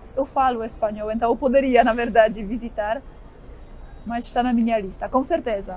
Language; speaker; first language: Portuguese; non-native, fluent; Polish